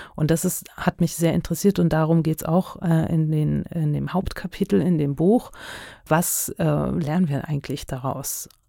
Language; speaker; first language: German; early bilingual, other home language; Turkish